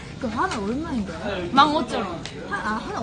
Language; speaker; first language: Korean; non-native, fluent; Japanese